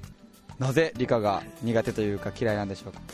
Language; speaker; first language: Japanese; native; Japanese